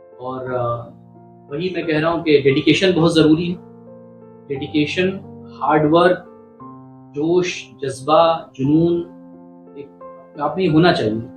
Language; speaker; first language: Hindi; native; Hindi